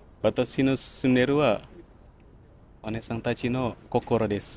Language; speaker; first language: Japanese; non-native, learner; Indonesian